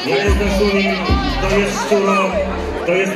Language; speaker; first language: Polish; native; Polish